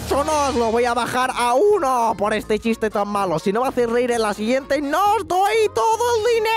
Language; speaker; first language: Spanish; native; Spanish